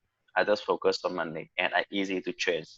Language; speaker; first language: English; non-native, learner; Vietnamese